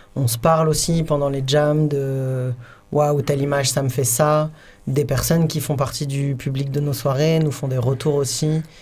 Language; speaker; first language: French; native; French